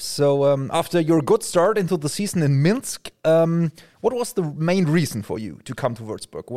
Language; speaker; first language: English; non-native, fluent; German